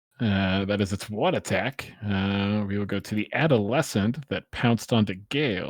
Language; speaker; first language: English; native; English